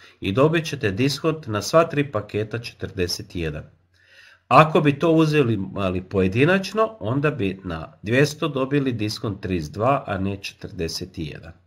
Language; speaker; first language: Croatian; native; Croatian